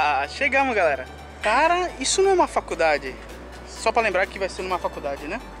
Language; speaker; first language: Portuguese; native; Portuguese